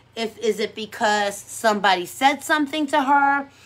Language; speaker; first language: English; native; English